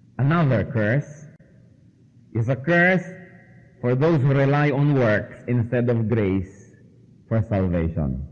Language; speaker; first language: English; non-native, local second language; Filipino